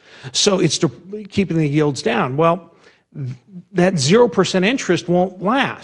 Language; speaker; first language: English; native; English